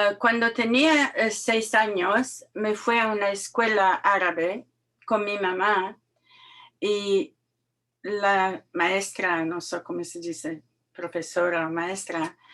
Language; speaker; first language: Spanish; non-native, learner; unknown